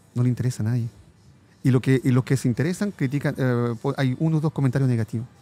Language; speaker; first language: Spanish; non-native, fluent; French